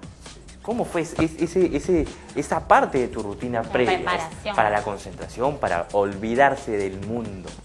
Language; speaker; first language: Spanish; native; Spanish